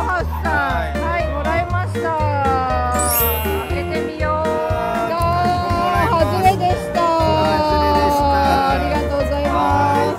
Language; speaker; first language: Japanese; native; Japanese